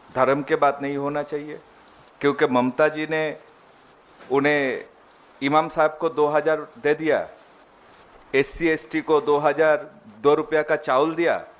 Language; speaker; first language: Hindi; non-native, local second language; Bangla